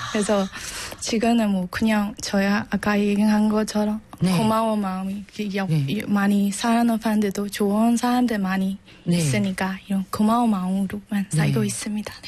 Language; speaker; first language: Korean; non-native, learner; Burmese